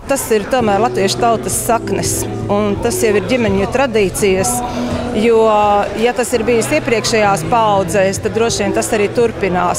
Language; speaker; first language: Latvian; native; Latvian